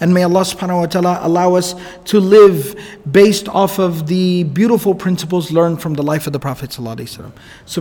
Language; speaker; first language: English; native; English